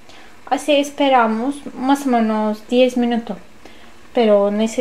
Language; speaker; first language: Spanish; non-native, learner; Turkish